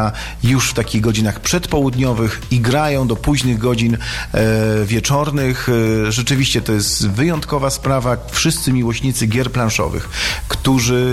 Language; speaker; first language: Polish; native; Polish